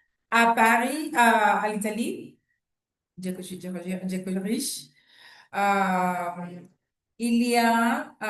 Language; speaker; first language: French; non-native, learner; Spanish